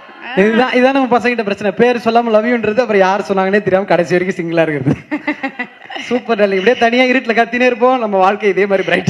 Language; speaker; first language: Tamil; native; Tamil